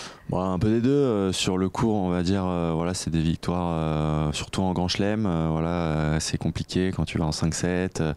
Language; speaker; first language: French; native; French